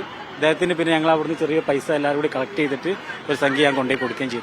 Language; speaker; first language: Malayalam; native; Malayalam